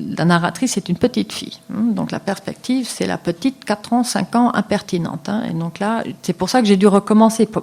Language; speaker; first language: French; non-native, local second language; Luxembourgish